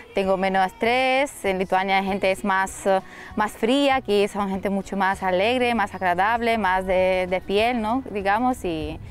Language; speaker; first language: Spanish; non-native, fluent; Lithuanian